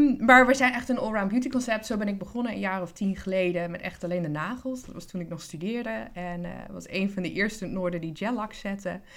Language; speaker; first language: Dutch; non-native, fluent; English